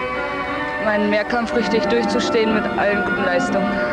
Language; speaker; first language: German; native; German